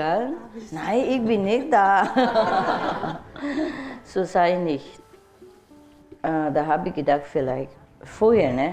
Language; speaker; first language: German; non-native, learner; Vietnamese